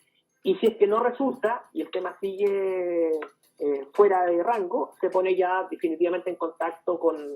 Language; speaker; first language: Spanish; native; Spanish